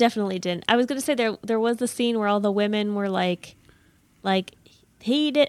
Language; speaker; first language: English; native; English